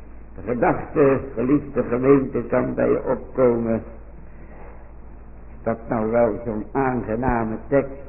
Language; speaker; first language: Dutch; native; Dutch